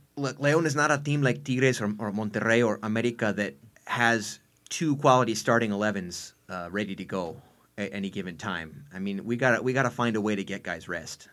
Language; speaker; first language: English; native; English